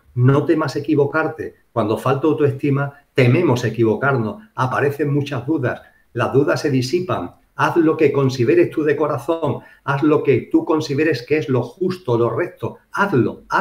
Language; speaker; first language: Spanish; native; Spanish